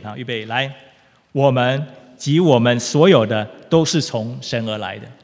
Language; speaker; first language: Chinese; native; Chinese